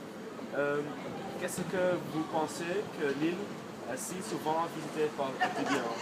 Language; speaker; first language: French; non-native, learner; Dutch